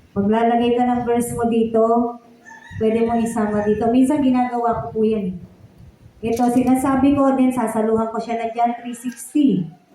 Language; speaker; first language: Filipino; native; Filipino